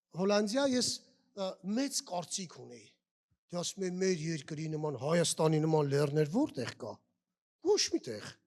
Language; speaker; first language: Armenian; native; Armenian